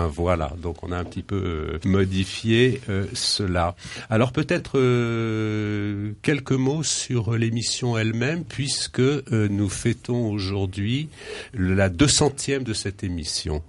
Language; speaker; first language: French; native; French